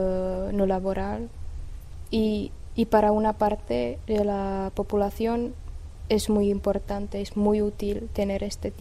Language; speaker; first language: Spanish; non-native, fluent; Czech